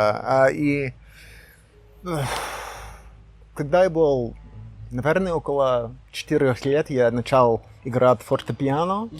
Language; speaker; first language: Russian; non-native, learner; English